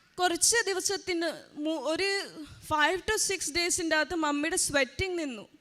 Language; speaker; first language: Malayalam; early bilingual, heritage; Malayalam